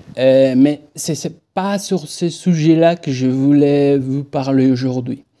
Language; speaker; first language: French; non-native, fluent; Portuguese